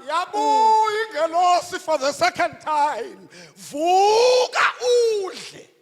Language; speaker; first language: Zulu; non-native, local second language; Swati